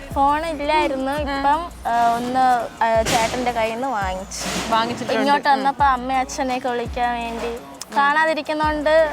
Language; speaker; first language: Malayalam; native; Malayalam